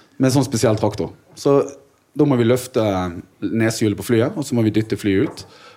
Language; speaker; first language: Norwegian; native; Norwegian